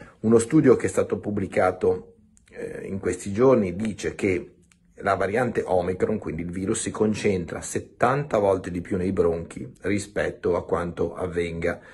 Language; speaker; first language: Italian; native; Italian